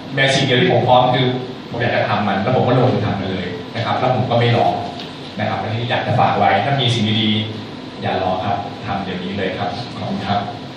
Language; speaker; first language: Thai; native; Thai